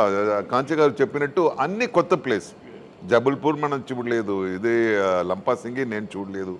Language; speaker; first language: Telugu; non-native, fluent; Tamil